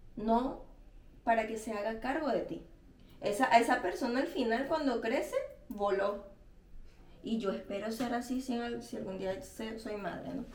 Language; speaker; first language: Spanish; native; Spanish